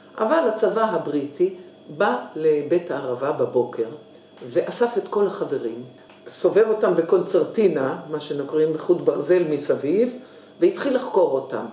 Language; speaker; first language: Hebrew; native; Hebrew